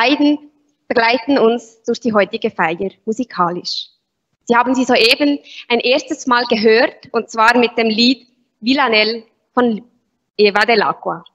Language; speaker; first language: German; native; German